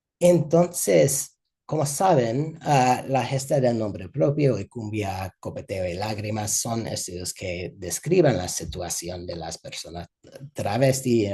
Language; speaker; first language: Spanish; non-native, fluent; English